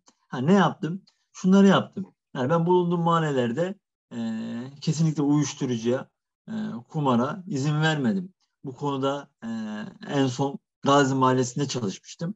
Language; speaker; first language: Turkish; native; Turkish